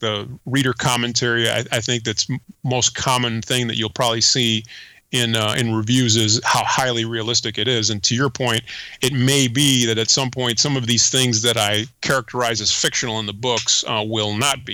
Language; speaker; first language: English; early bilingual, other home language; Spanish